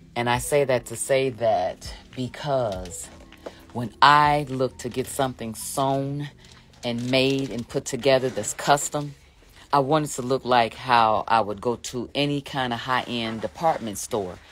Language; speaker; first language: English; native; English